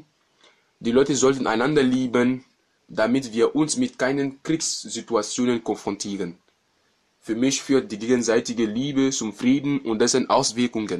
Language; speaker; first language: German; non-native, fluent; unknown